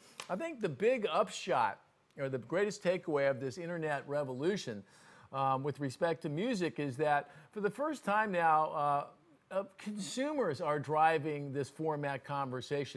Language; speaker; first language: English; native; English